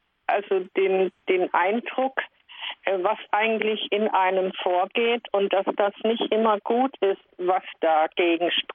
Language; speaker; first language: German; native; German